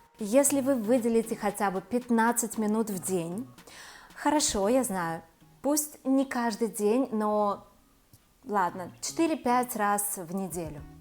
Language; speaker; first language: Russian; native; Russian